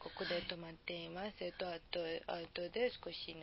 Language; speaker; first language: Japanese; non-native, learner; Serbian